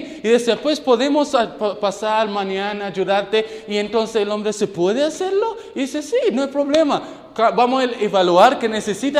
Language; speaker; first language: Spanish; non-native, fluent; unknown